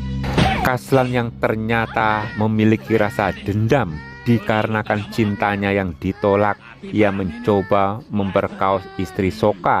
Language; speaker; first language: Indonesian; native; Indonesian